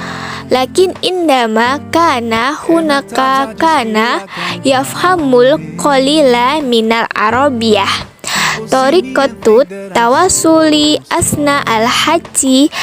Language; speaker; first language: Arabic; non-native, learner; Indonesian